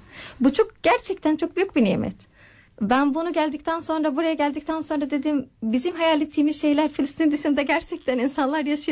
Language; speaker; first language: Turkish; non-native, learner; Arabic